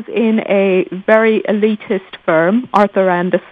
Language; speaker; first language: English; non-native, local second language; Gujarati